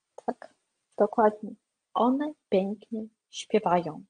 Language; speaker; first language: Polish; non-native, fluent; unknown